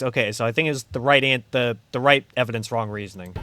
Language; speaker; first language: English; native; English